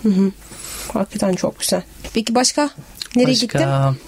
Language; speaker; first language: Turkish; non-native, fluent; Arabic